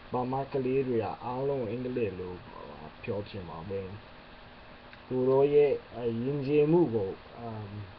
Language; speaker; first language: Burmese; non-native, learner; English